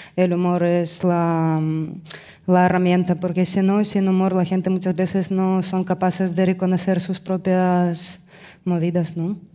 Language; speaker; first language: Spanish; non-native, fluent; Russian